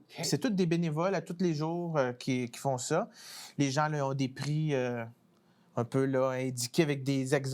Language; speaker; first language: French; native; French